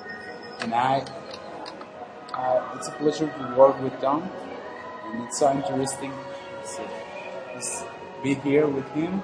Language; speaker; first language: English; non-native, learner; Spanish